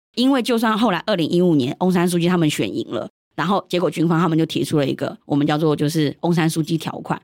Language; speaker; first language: Chinese; early bilingual, heritage; Chinese